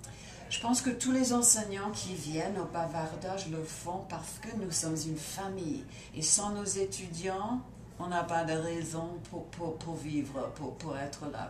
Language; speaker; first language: French; non-native, fluent; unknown